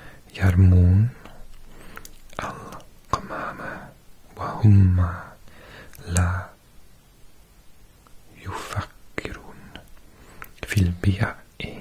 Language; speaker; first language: Arabic; non-native, learner; English